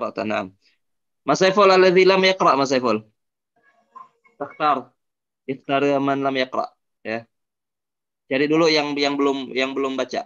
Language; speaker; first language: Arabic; non-native, fluent; Indonesian